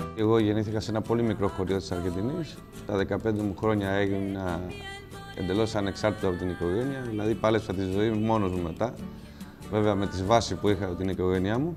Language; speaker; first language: Greek; non-native, fluent; Spanish